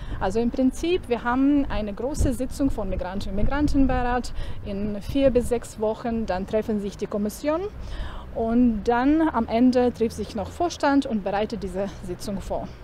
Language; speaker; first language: German; non-native, fluent; Ukrainian